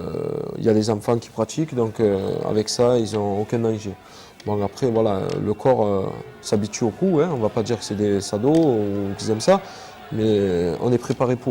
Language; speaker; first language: French; native; French